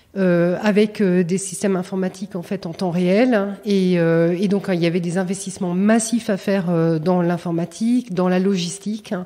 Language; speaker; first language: French; native; French